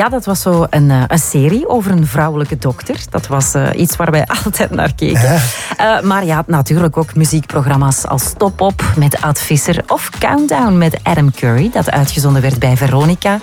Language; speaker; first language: Dutch; native; Dutch